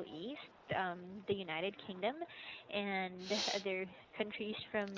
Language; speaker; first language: English; non-native, local second language; Filipino